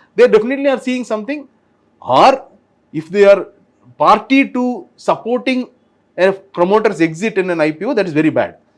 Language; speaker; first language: English; non-native, local second language; Tamil